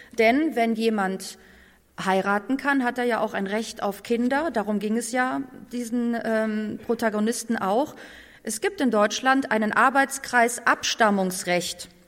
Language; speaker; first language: German; native; German